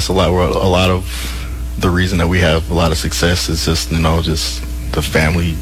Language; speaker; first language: English; native; English